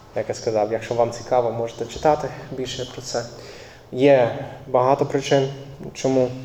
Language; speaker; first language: Ukrainian; non-native, fluent; English